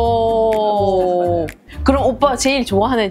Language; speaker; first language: Korean; non-native, fluent; Arabic